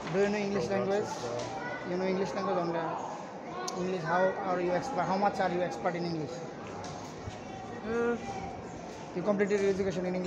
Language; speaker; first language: English; non-native, learner; Bangla